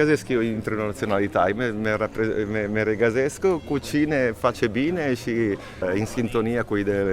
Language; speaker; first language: Romanian; non-native, fluent; Italian